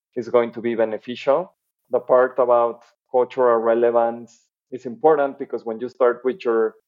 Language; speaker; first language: English; non-native, fluent; Spanish